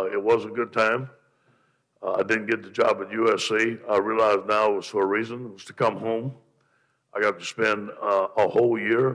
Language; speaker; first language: English; native; English